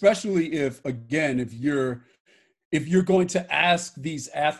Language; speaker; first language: English; native; English